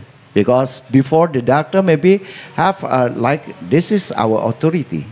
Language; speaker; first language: English; non-native, learner; Indonesian